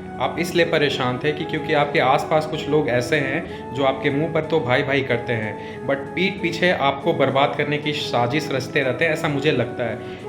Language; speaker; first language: Hindi; native; Hindi